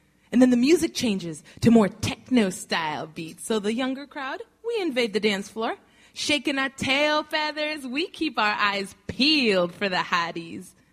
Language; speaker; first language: English; early bilingual, other home language; Spanish